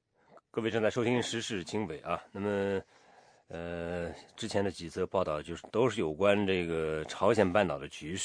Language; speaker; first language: Chinese; native; Chinese